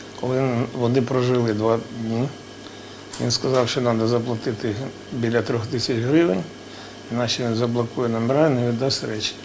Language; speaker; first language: Ukrainian; non-native, local second language; Russian